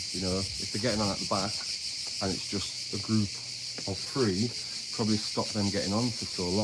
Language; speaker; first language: English; native; English